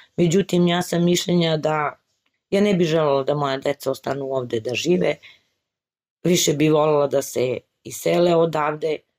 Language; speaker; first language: Serbian; native; Serbian